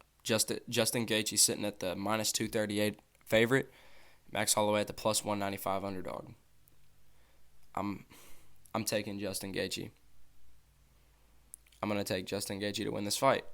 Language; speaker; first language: English; native; English